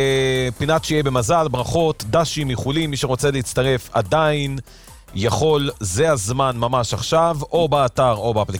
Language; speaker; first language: Hebrew; native; Hebrew